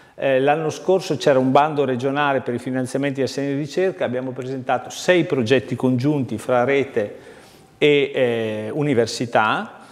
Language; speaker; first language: Italian; native; Italian